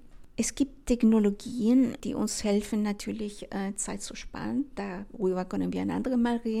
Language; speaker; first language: German; non-native, fluent; Spanish